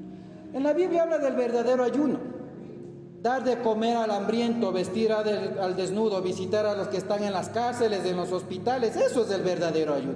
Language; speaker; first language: Spanish; native; Spanish